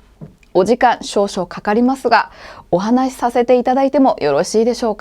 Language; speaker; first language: Japanese; non-native, fluent; Korean